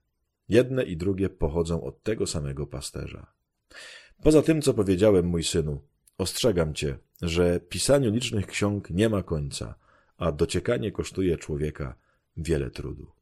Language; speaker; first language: Polish; native; Polish